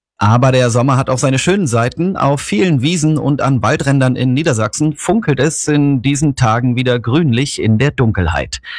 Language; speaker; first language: German; native; German